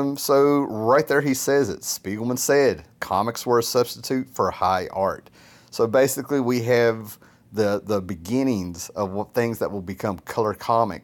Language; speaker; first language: English; native; English